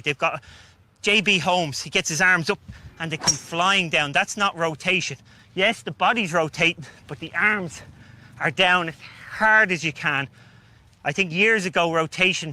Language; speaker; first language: English; native; English